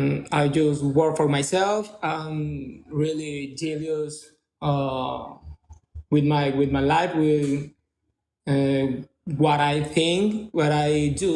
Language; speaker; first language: English; non-native, learner; Spanish